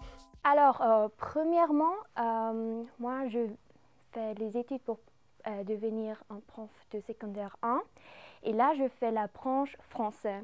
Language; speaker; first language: French; non-native, local second language; German